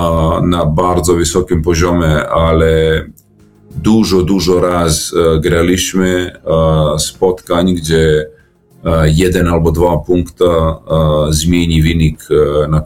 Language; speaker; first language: Polish; non-native, learner; Serbian